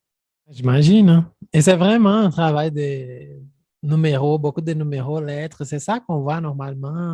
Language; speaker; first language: French; non-native, fluent; Portuguese